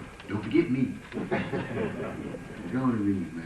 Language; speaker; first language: English; native; English